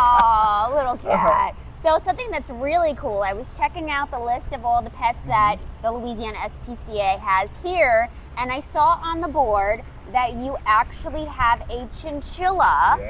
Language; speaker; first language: English; native; English